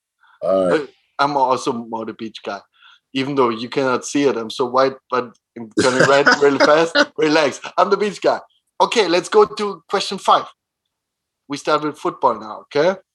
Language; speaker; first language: English; non-native, fluent; German